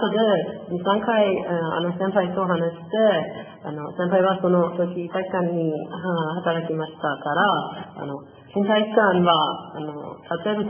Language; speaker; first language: Japanese; non-native, learner; Persian